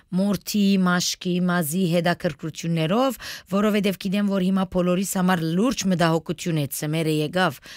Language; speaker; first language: Armenian; early bilingual, heritage; Armenian